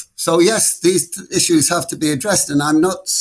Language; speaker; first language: English; native; English